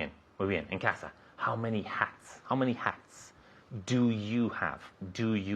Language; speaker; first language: English; non-native, fluent; Spanish